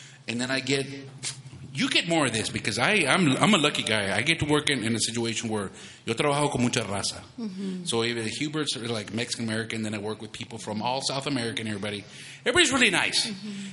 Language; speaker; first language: English; early bilingual, other home language; Spanish